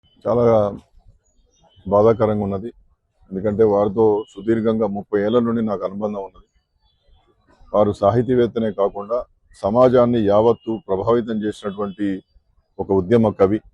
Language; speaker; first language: Telugu; native; Telugu